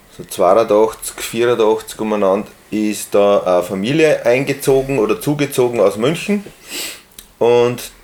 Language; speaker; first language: German; native; German